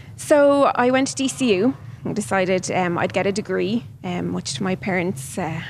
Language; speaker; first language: English; native; English